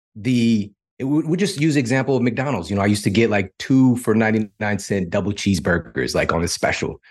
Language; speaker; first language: English; native; English